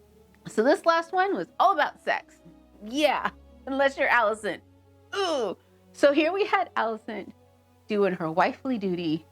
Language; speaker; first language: English; native; English